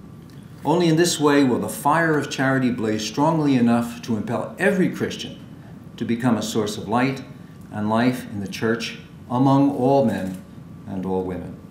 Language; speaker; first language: English; native; English